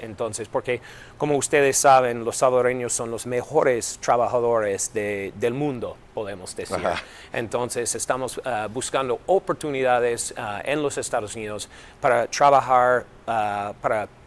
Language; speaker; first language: Spanish; non-native, fluent; English